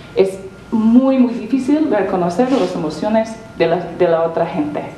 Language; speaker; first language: Spanish; non-native, learner; English